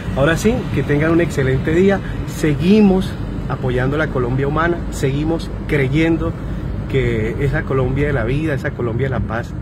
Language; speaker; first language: Spanish; native; Spanish